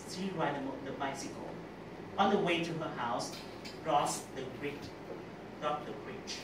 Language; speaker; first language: English; non-native, learner; Vietnamese